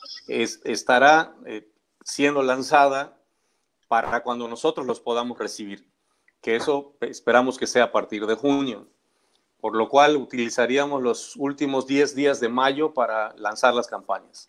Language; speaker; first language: Spanish; native; Spanish